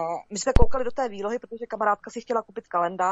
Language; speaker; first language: Czech; native; Czech